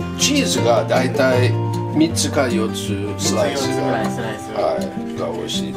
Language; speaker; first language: Japanese; non-native, learner; English